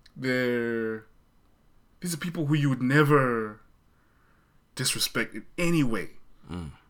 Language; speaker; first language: English; non-native, local second language; Shona